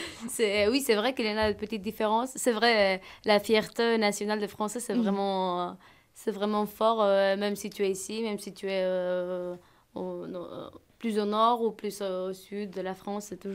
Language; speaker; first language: French; non-native, fluent; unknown